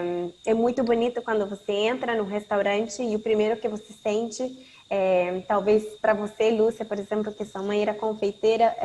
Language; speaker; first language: Portuguese; non-native, fluent; Spanish